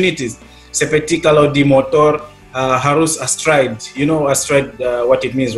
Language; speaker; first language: Indonesian; non-native, learner; English